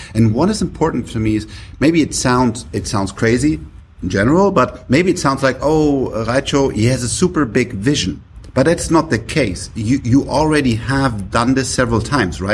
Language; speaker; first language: English; non-native, fluent; German